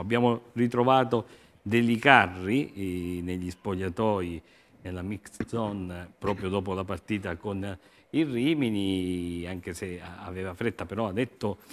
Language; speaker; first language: Italian; native; Italian